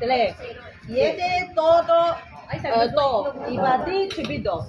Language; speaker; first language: Spanish; non-native, learner; Filipino